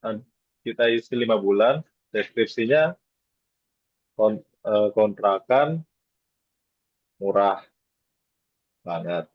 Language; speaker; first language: Indonesian; native; Indonesian